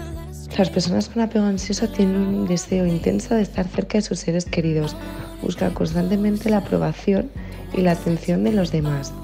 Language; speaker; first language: Spanish; native; Spanish